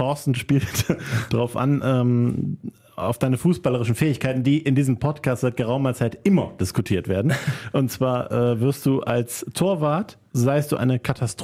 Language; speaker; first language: German; native; German